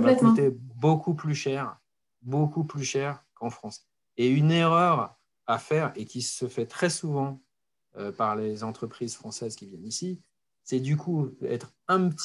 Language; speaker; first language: French; native; French